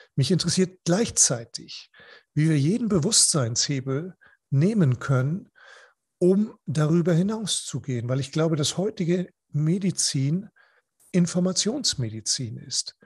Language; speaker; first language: German; non-native, fluent; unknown